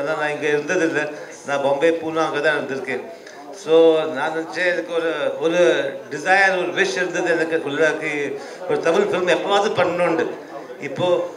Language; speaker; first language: Tamil; early bilingual, heritage; Tamil